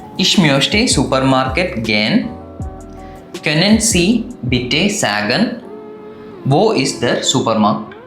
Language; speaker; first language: German; non-native, learner; Malayalam